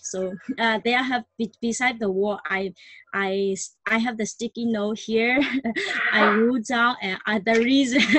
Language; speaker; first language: English; non-native, learner; Burmese